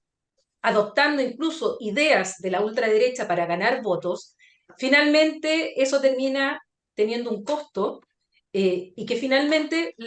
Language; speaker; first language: Spanish; native; Spanish